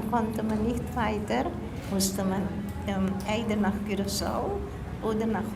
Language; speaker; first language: German; early bilingual, heritage; German